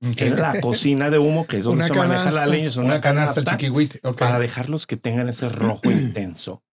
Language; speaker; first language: Spanish; native; Spanish